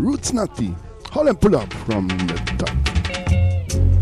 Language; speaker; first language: English; non-native, fluent; German